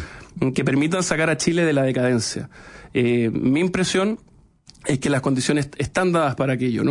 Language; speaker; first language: Spanish; native; Spanish